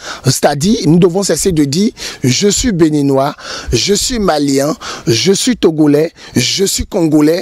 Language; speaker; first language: French; non-native, local second language; Fon